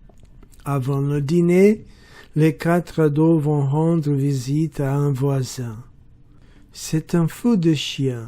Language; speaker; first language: French; non-native, learner; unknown